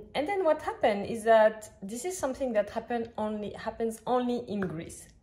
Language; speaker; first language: English; non-native, fluent; French